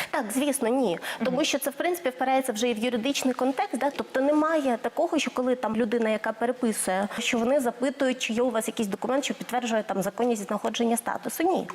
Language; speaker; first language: Ukrainian; native; Ukrainian